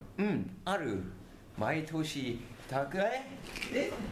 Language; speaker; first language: Japanese; non-native, learner; English